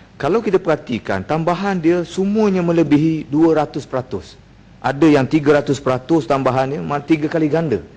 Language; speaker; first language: Malay; native; Malay